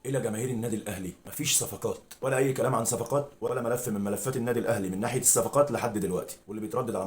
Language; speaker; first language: Arabic; native; Arabic